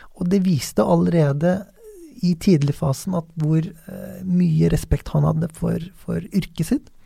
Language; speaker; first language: Norwegian; non-native, fluent; Turkish